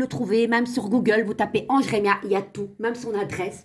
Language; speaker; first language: French; native; French